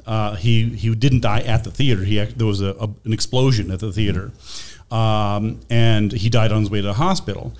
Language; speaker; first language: English; native; English